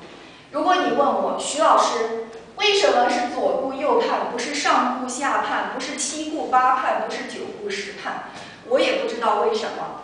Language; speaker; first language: Chinese; native; Chinese